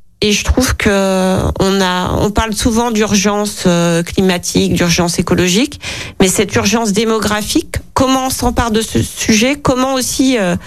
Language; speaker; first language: French; native; French